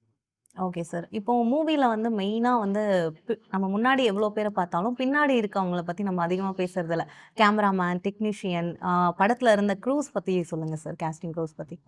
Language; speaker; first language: Tamil; native; Tamil